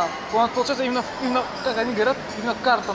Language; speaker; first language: Russian; native; Russian